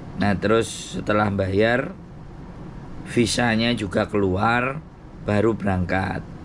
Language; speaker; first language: Indonesian; native; Indonesian